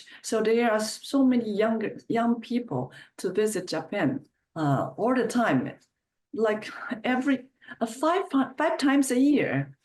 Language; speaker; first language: English; non-native, fluent; Chinese